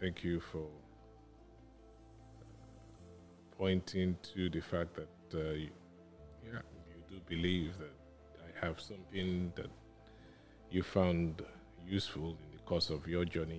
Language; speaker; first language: English; non-native, local second language; Yoruba